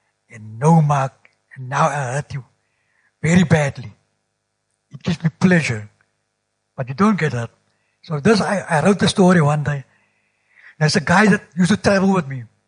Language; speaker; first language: English; non-native, local second language; Afrikaans